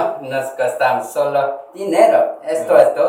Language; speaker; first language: Spanish; non-native, learner; Korean